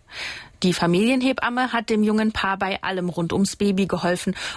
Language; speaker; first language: German; native; German